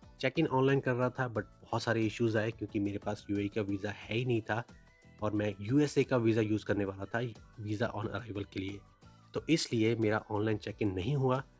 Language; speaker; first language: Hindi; native; Hindi